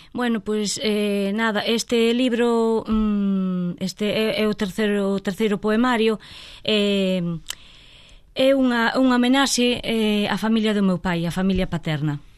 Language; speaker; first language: Galician; non-native, local second language; Spanish